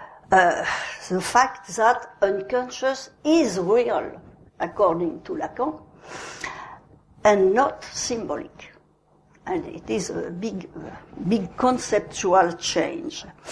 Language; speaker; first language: English; non-native, fluent; French